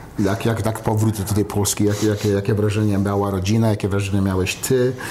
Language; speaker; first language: Polish; early bilingual, heritage; Polish